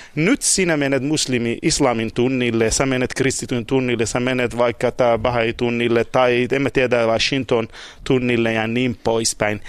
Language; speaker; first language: Finnish; non-native, fluent; Kurdish